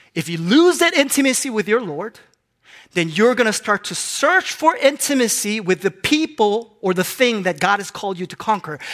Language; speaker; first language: English; non-native, local second language; Korean